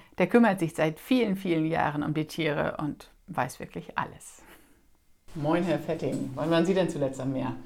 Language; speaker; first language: German; native; German